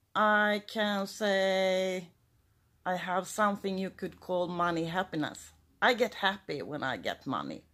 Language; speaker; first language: English; non-native, fluent; Swedish